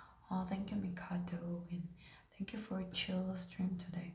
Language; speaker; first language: English; non-native, learner; Korean